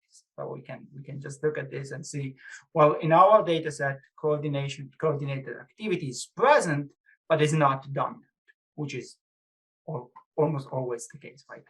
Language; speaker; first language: English; non-native, fluent; Italian